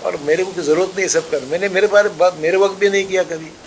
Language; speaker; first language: Hindi; non-native, local second language; Marathi